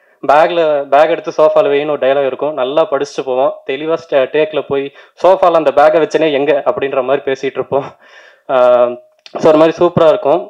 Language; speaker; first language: Tamil; native; Tamil